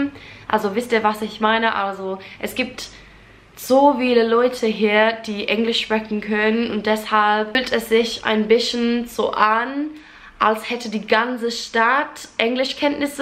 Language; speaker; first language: German; non-native, fluent; English